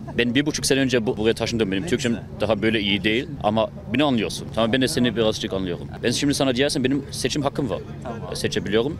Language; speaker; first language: Turkish; non-native, learner; German